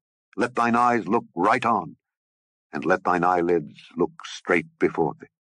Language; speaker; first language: English; native; English